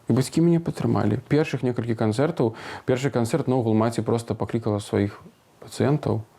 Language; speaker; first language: Belarusian; non-native, local second language; Russian